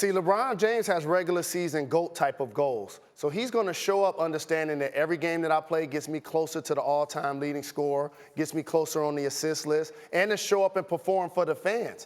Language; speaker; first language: English; native; English